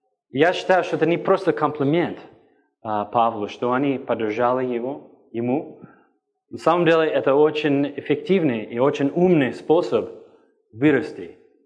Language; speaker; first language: Russian; non-native, fluent; English